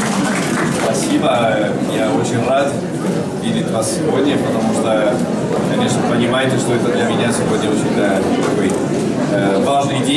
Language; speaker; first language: Russian; non-native, fluent; Italian